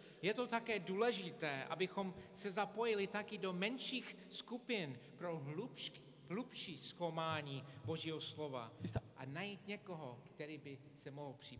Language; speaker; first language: Czech; non-native, fluent; English